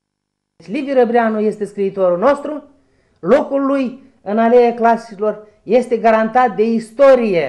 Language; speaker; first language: Romanian; native; Romanian